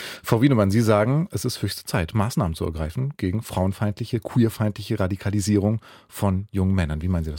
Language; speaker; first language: German; native; German